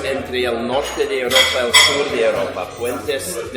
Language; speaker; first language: Spanish; non-native, fluent; Dutch